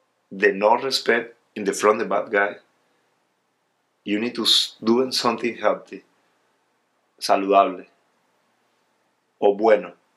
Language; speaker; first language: English; non-native, learner; Spanish